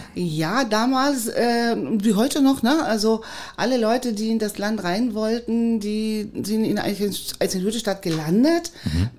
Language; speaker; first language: German; non-native, fluent; Spanish